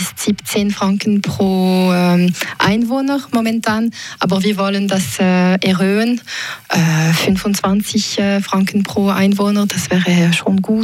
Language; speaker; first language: German; non-native, local second language; French